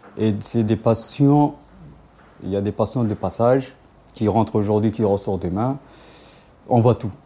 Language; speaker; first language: French; non-native, local second language; Somali